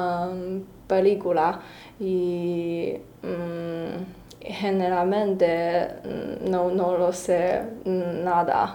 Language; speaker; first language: Spanish; non-native, learner; Chinese